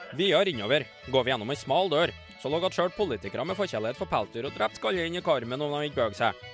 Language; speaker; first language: Norwegian; native; Norwegian